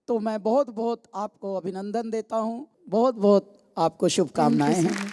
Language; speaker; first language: Hindi; native; Hindi